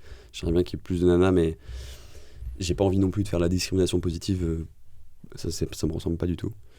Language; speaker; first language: French; native; French